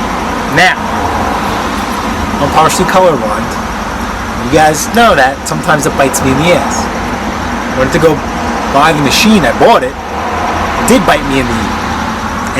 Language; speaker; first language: English; native; English